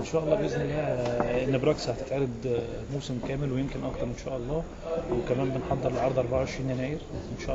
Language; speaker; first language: Arabic; native; Arabic